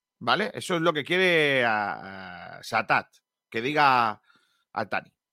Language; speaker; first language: Spanish; native; Spanish